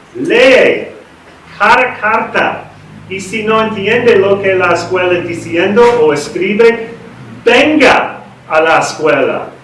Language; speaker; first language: Spanish; non-native, learner; English